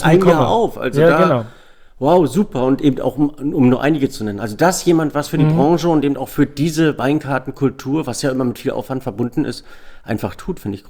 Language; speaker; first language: German; native; German